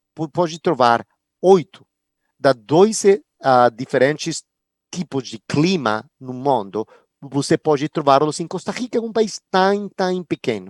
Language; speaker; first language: Portuguese; non-native, fluent; Spanish